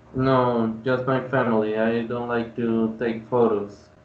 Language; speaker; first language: English; non-native, learner; Spanish